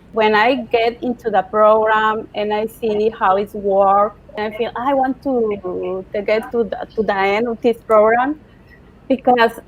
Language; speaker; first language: English; non-native, learner; Spanish